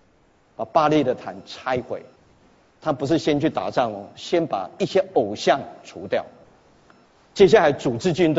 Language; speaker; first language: Chinese; native; Chinese